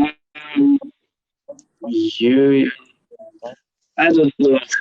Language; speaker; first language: English; non-native, learner; Belarusian